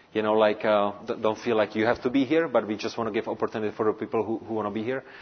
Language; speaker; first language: English; non-native, fluent; Czech